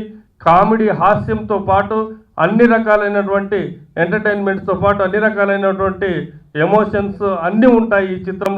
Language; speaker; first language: Telugu; native; Telugu